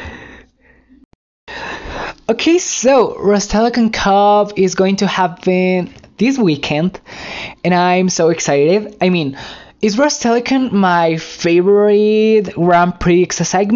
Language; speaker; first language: English; non-native, fluent; Spanish